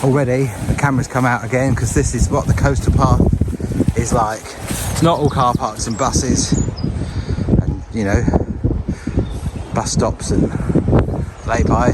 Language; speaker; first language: English; native; English